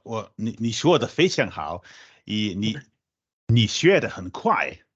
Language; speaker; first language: Chinese; non-native, learner; English